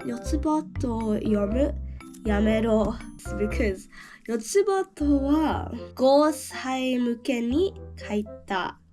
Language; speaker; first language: Japanese; non-native, learner; English